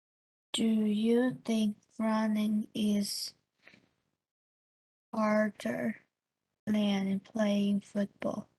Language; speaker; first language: English; non-native, learner; Chinese